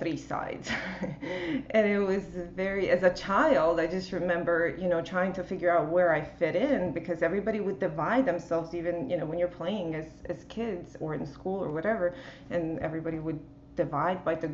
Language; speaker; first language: English; non-native, fluent; Bosnian